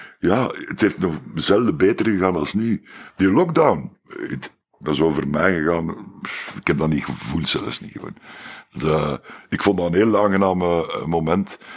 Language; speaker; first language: Dutch; native; Dutch